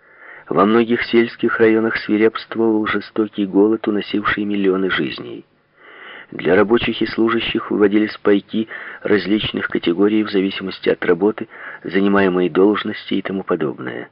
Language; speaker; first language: Russian; native; Russian